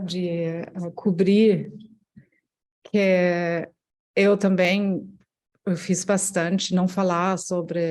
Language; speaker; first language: Portuguese; non-native, fluent; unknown